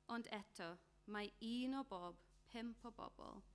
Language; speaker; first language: Welsh; non-native, learner; English